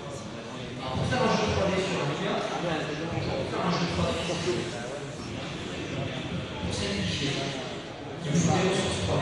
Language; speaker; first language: French; native; French